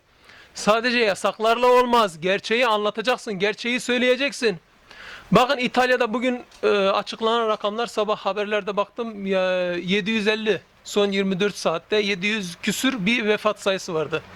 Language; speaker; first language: Turkish; native; Turkish